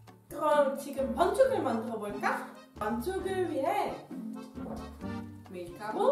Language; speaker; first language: Korean; non-native, learner; Dutch